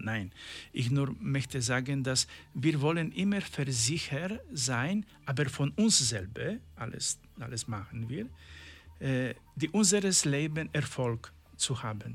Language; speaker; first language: German; non-native, learner; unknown